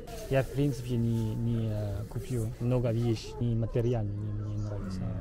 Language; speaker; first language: Russian; non-native, learner; French